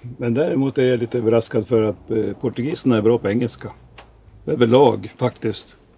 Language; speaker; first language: Swedish; native; Swedish